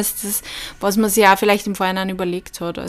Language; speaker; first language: German; native; German